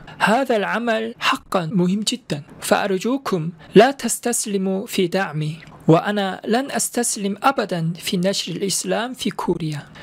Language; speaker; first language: Arabic; non-native, fluent; Korean